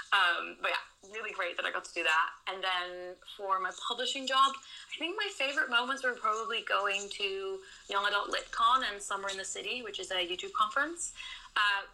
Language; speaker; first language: English; non-native, fluent; Dutch